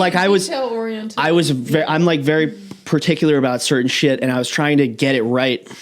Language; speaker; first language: English; native; English